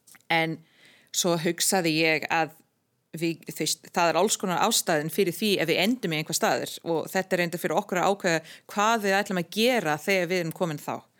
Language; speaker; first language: Icelandic; non-native, fluent; English